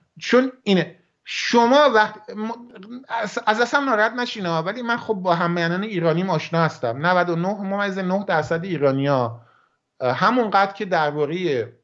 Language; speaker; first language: Persian; native; Persian